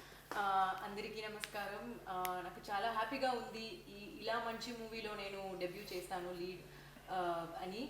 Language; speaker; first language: Telugu; non-native, learner; Tamil